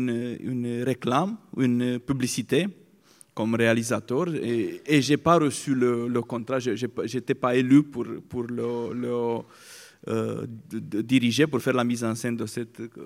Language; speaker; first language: French; non-native, fluent; Romanian